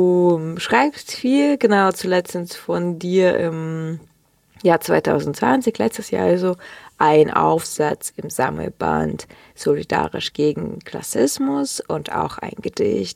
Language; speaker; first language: German; early bilingual, other home language; Russian